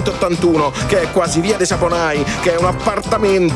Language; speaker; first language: Italian; native; Italian